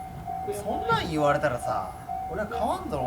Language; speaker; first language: Japanese; native; Japanese